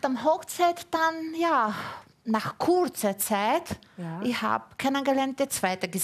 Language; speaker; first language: German; non-native, fluent; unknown